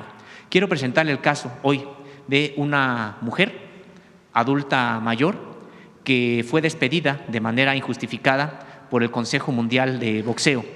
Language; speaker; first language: Spanish; native; Spanish